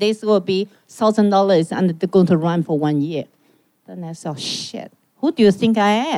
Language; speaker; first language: English; non-native, learner; Chinese